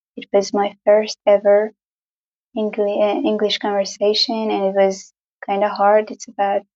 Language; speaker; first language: English; non-native, fluent; Persian